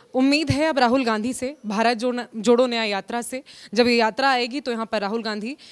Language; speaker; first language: Hindi; native; Hindi